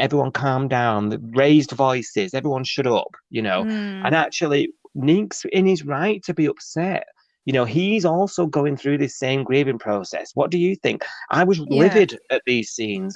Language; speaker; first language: English; native; English